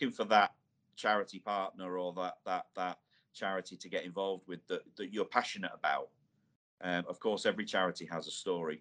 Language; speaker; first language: English; native; English